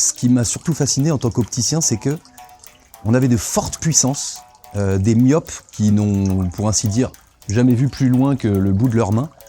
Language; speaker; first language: French; native; French